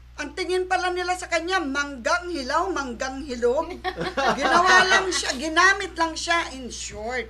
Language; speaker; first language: Filipino; native; Filipino